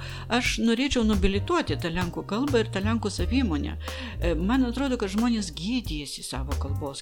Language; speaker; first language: Lithuanian; non-native, local second language; Polish